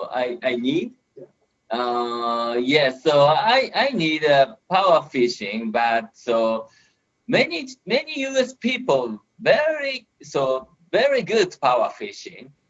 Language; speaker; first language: English; non-native, learner; Japanese